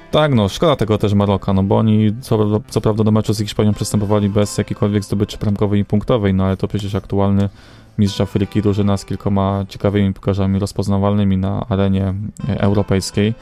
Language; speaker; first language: Polish; native; Polish